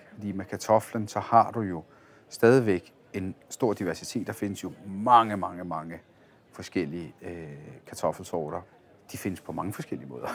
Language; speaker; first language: Danish; early bilingual, other home language; Italian